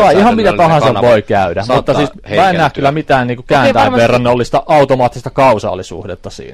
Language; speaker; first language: Finnish; native; Finnish